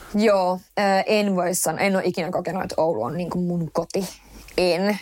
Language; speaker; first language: Finnish; early bilingual, heritage; Finnish